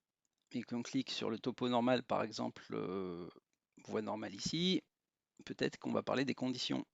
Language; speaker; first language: French; native; French